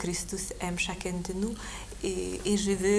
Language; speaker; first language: French; non-native, fluent; Lithuanian